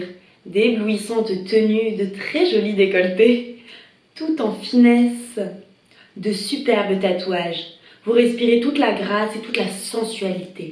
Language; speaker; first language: French; native; French